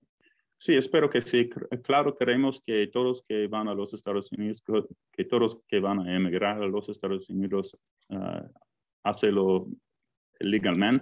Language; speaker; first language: Spanish; non-native, fluent; English